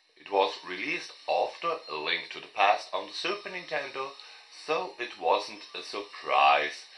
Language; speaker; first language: English; non-native, fluent; German